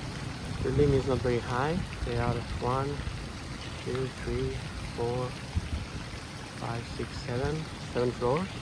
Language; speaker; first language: English; non-native, learner; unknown